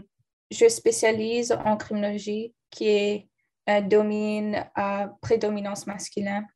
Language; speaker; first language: French; non-native, learner; English